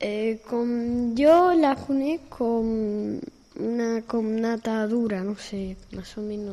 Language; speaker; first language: Catalan; non-native, local second language; Spanish